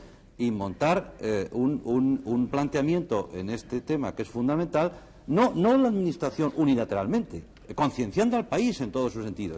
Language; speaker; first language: Spanish; native; Spanish